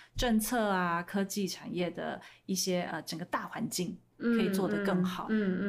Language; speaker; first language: Chinese; native; Chinese